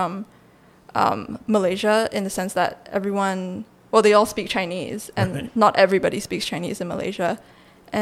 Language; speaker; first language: English; non-native, local second language; Chinese